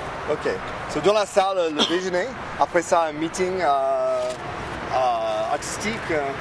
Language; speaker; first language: French; non-native, learner; English